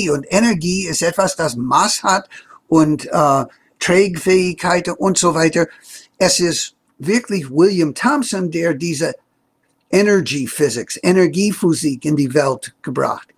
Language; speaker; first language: German; non-native, fluent; English